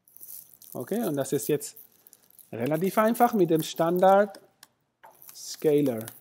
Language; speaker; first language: German; non-native, fluent; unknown